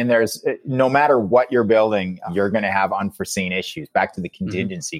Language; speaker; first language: English; native; English